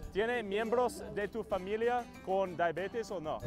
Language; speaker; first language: Spanish; non-native, learner; English